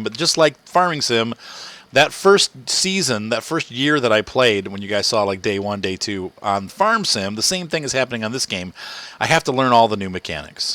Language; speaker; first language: English; native; English